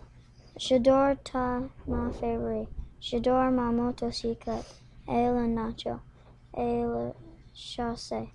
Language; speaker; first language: French; non-native, local second language; English